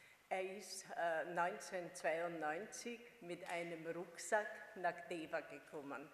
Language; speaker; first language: German; non-native, fluent; Hungarian